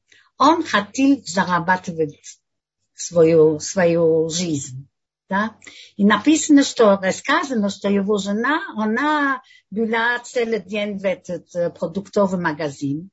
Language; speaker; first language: Russian; non-native, learner; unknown